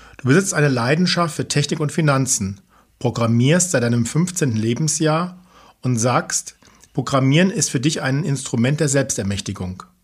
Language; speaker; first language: German; native; German